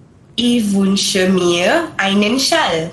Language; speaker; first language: German; non-native, learner; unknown